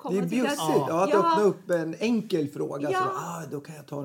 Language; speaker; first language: Swedish; native; Swedish